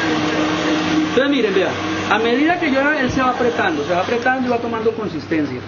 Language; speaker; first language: Spanish; native; Spanish